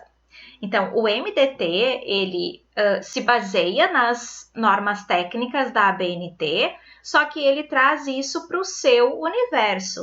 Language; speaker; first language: Portuguese; native; Portuguese